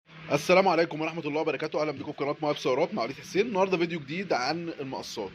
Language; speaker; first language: Arabic; native; Arabic